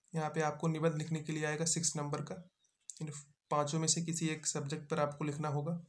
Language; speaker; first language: Hindi; native; Hindi